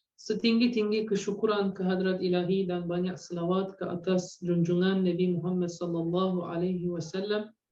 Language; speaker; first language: Malay; non-native, fluent; Turkish